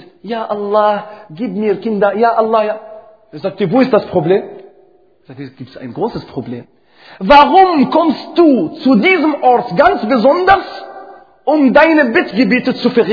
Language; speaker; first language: German; non-native, fluent; Arabic